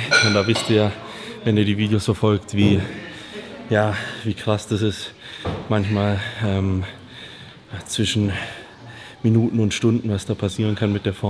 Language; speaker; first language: German; native; German